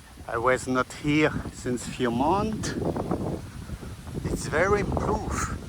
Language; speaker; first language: English; non-native, learner; French